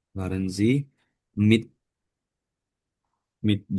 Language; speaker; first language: German; non-native, learner; Indonesian